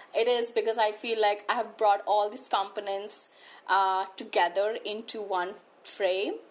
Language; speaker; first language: English; non-native, local second language; Hindi